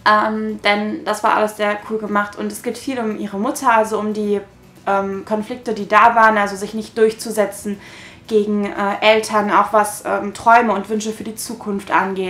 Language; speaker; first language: German; native; German